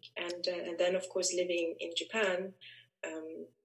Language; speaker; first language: English; non-native, fluent; Swedish